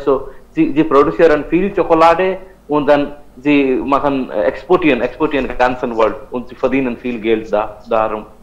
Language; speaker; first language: German; non-native, learner; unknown